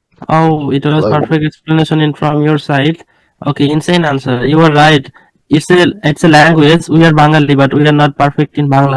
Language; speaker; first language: English; non-native, learner; Bangla